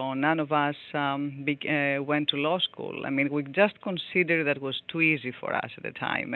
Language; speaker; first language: English; non-native, fluent; Greek